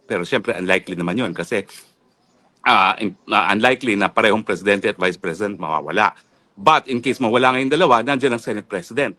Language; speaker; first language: Filipino; native; Filipino